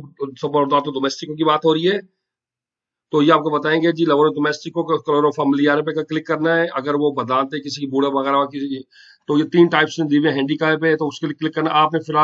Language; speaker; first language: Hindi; non-native, local second language; Punjabi